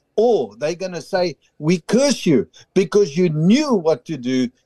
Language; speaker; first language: English; non-native, local second language; Afrikaans